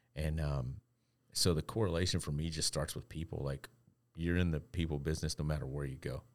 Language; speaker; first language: English; native; English